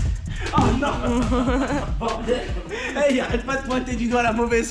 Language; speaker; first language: French; native; French